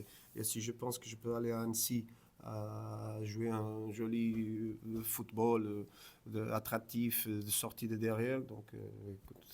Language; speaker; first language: French; non-native, fluent; Portuguese